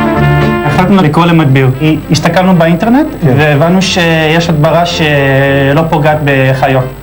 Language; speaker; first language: Hebrew; native; Hebrew